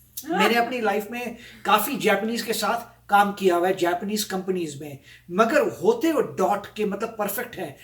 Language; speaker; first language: Hindi; native; Hindi